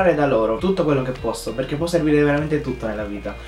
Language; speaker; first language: Italian; early bilingual, other home language; Spanish